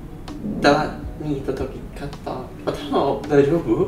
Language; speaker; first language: Japanese; non-native, learner; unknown